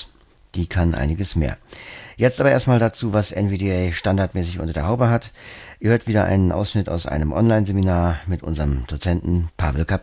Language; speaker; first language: German; native; German